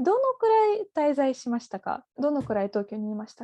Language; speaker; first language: Japanese; non-native, fluent; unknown